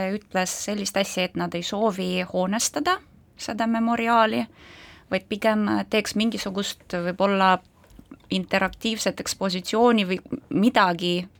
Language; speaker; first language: Estonian; non-native, local second language; Russian